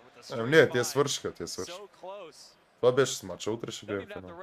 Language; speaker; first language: Bulgarian; native; Bulgarian